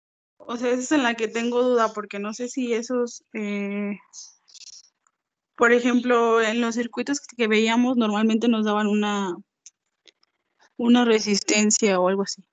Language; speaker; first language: Spanish; native; Spanish